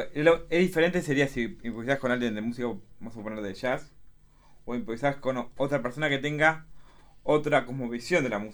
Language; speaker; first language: Spanish; native; Spanish